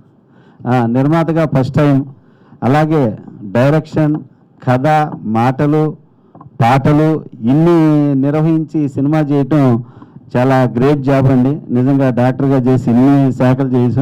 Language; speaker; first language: Telugu; native; Telugu